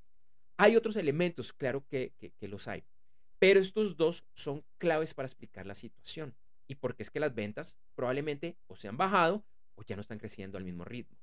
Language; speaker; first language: Spanish; native; Spanish